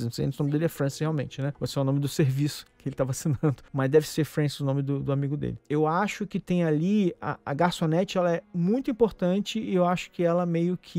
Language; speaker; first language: Portuguese; native; Portuguese